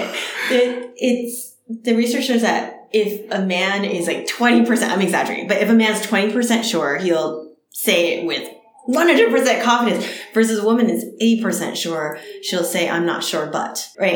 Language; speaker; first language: English; early bilingual, other home language; Cantonese